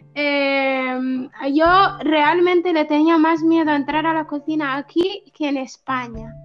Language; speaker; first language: Spanish; early bilingual, other home language; Arabic